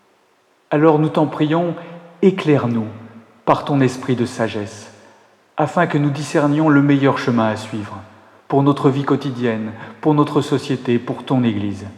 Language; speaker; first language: French; native; French